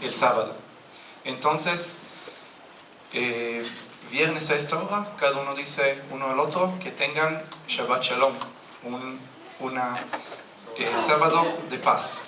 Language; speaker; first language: Spanish; non-native, fluent; Hebrew